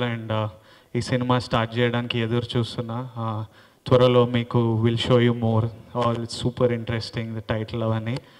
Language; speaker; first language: Telugu; native; Telugu